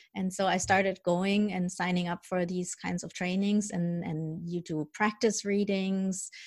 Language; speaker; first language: English; early bilingual, other home language; German